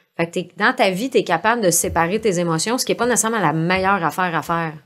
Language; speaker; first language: French; native; French